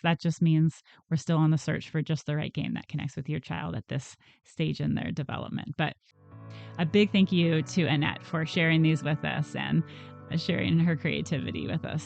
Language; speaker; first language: English; native; English